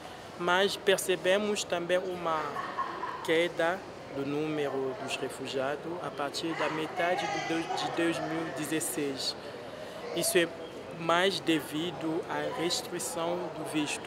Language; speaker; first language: Portuguese; non-native, fluent; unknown